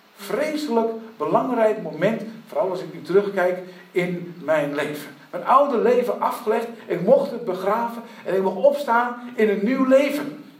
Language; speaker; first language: Dutch; native; Dutch